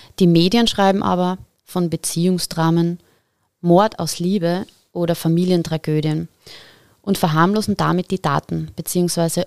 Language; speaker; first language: German; native; German